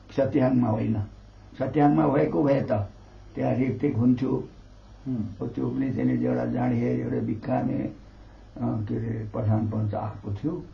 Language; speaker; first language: Nepali; non-native, local second language; Limbu